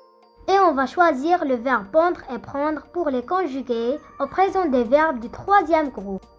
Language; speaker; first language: French; non-native, fluent; Arabic